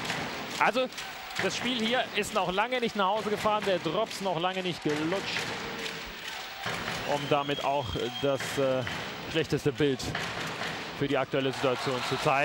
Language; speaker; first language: German; native; German